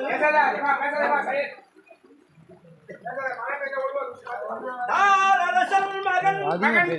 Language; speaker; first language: Tamil; native; Tamil